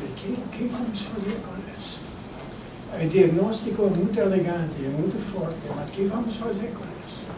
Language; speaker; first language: Portuguese; non-native, fluent; Spanish